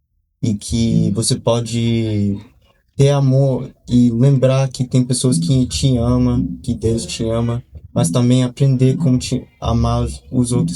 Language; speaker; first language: Portuguese; early bilingual, heritage; Portuguese